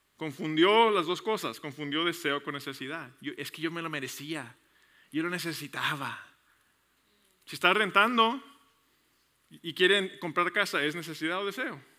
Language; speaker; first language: Spanish; early bilingual, heritage; Spanish